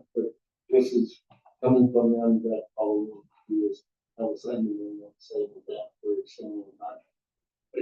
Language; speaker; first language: English; native; English